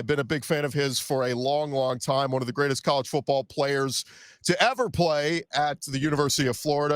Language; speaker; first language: English; native; English